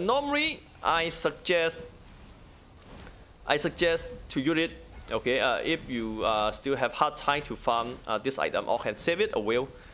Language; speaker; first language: English; non-native, learner; Thai